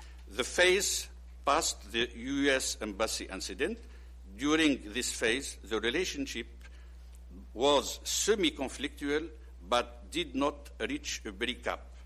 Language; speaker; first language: English; non-native, learner; Arabic